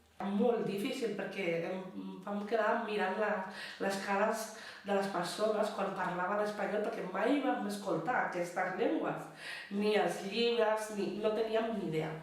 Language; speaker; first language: Catalan; early bilingual, other home language; Bangla